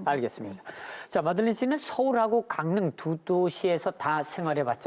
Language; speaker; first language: Korean; native; Korean